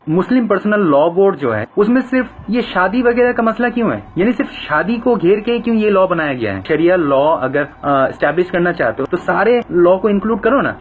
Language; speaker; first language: Hindi; non-native, fluent; Bangla